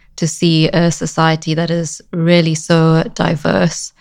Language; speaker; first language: English; native; English